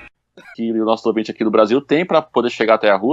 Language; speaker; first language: Portuguese; native; Portuguese